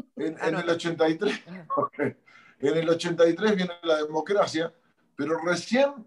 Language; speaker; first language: Spanish; native; Spanish